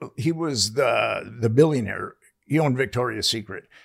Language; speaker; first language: English; native; English